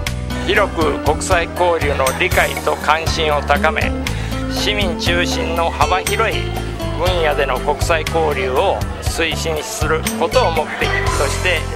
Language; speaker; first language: Japanese; native; Japanese